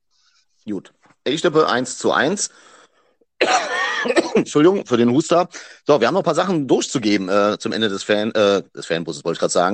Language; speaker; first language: German; native; German